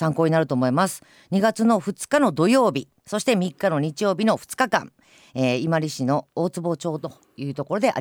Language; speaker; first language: Japanese; native; Japanese